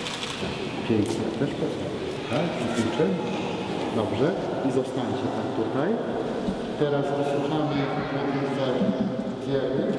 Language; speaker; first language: Polish; native; Polish